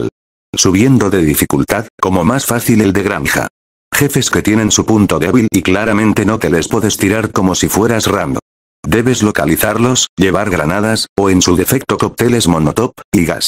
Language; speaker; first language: Spanish; native; Spanish